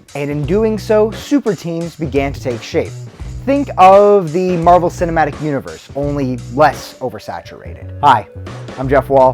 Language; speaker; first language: English; native; English